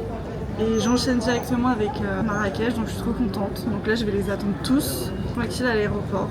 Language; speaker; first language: French; native; French